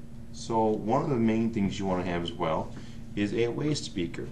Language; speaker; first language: English; native; English